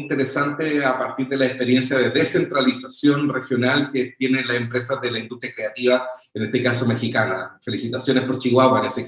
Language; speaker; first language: Spanish; native; Spanish